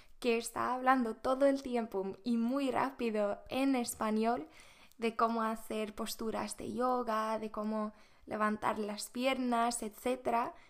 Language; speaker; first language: Spanish; non-native, fluent; Swedish